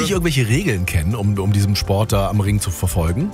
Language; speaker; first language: German; native; German